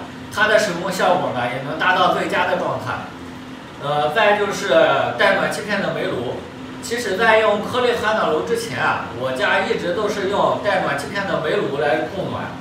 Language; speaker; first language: Chinese; native; Chinese